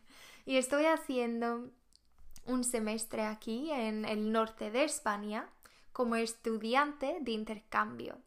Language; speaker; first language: Spanish; non-native, fluent; Swedish